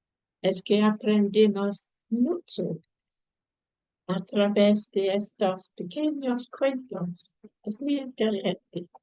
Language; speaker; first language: Spanish; non-native, fluent; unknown